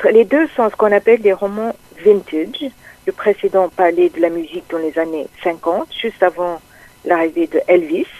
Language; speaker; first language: French; non-native, fluent; English